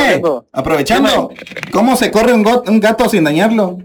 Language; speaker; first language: Spanish; native; Spanish